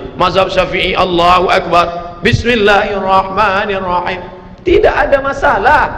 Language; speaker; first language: Malay; native; Malay